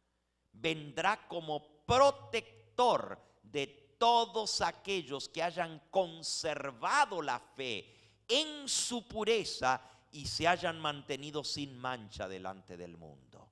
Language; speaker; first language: Spanish; native; Spanish